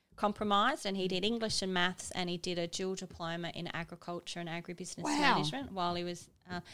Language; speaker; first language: English; native; English